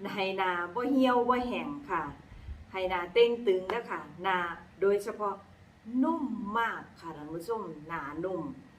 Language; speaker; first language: Thai; native; Thai